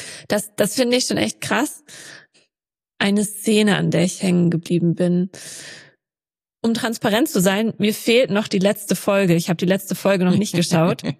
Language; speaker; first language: German; native; German